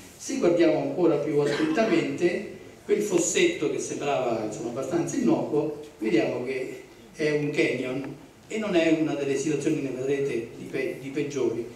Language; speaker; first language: Italian; native; Italian